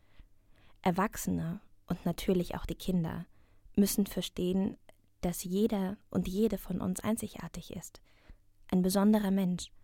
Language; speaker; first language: German; non-native, learner; Russian